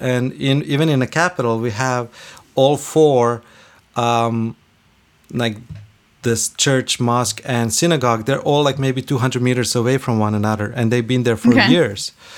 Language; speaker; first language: English; non-native, fluent; Bosnian